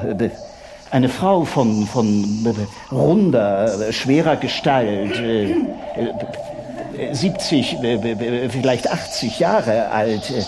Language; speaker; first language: German; native; German